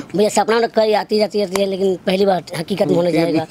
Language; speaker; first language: Hindi; native; Hindi